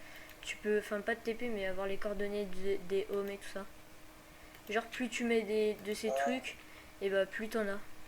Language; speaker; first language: French; native; French